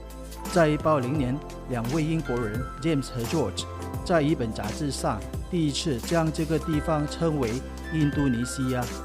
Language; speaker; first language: Chinese; early bilingual, heritage; Chinese